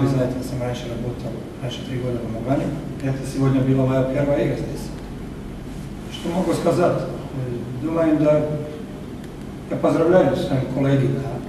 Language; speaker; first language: Russian; non-native, learner; Macedonian